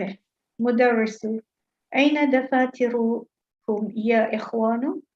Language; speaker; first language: Arabic; non-native, learner; English